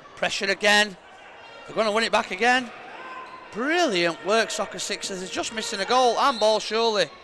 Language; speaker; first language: English; native; English